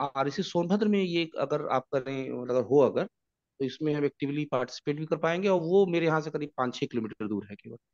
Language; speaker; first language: Hindi; native; Hindi